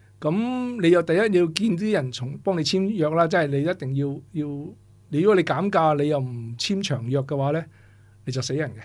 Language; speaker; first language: Cantonese; native; Cantonese